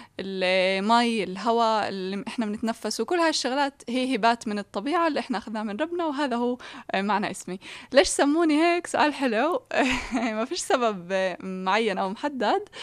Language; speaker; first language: Arabic; native; Arabic